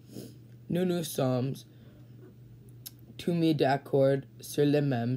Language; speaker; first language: French; non-native, learner; English